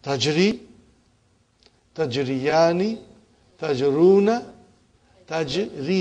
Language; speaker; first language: Arabic; non-native, fluent; English